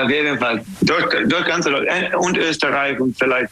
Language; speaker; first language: German; non-native, learner; English